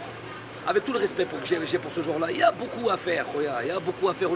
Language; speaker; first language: French; native; French